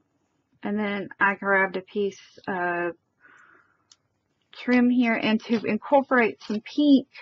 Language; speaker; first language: English; native; English